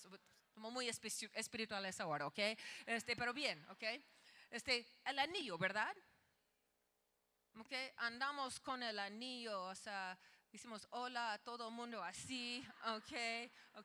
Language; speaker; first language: Spanish; non-native, fluent; English